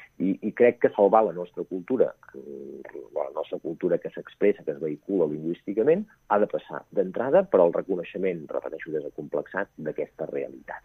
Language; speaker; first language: Catalan; native; Catalan